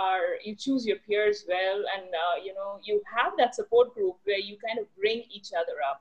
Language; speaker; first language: English; non-native, local second language; Bangla